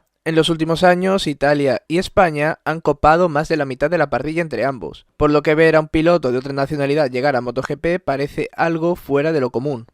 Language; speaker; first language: Spanish; native; Spanish